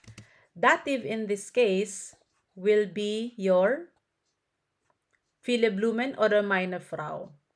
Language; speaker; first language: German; non-native, fluent; Filipino